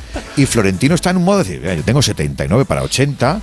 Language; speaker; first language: Spanish; native; Spanish